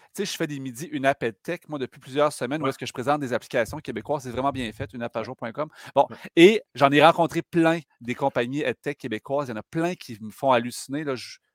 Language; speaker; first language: French; native; French